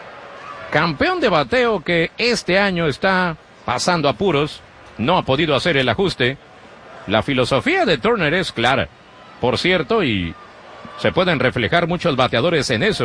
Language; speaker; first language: Spanish; native; Spanish